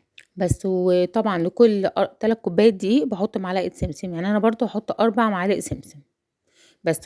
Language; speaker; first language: Arabic; native; Arabic